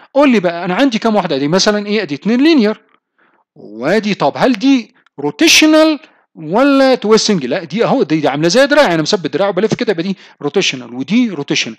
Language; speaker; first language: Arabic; native; Arabic